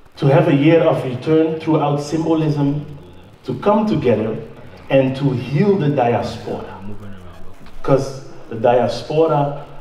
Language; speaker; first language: English; non-native, fluent; Dutch